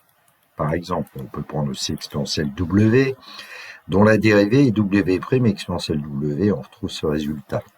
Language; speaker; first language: French; native; French